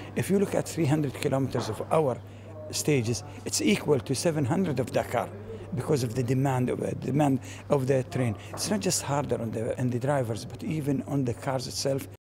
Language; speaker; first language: English; non-native, fluent; Russian